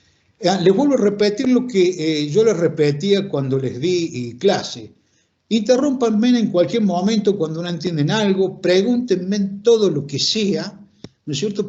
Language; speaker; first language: Spanish; native; Spanish